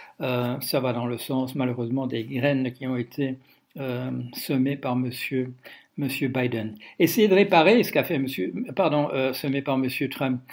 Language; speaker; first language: French; non-native, fluent; Dutch